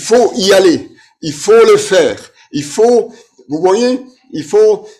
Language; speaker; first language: French; non-native, fluent; German